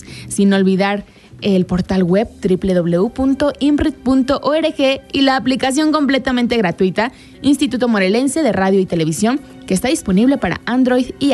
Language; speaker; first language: Spanish; native; Spanish